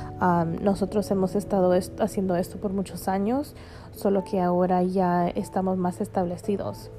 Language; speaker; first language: Spanish; early bilingual, heritage; Spanish